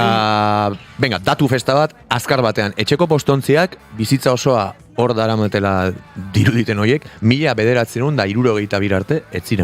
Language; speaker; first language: Basque; native; Basque